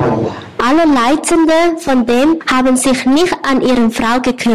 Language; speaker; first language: German; non-native, learner; Thai